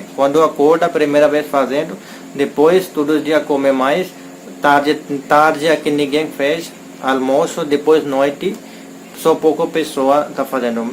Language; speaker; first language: Portuguese; non-native, learner; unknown